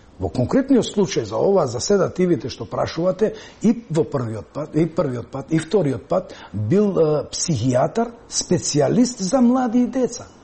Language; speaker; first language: Macedonian; non-native, local second language; Albanian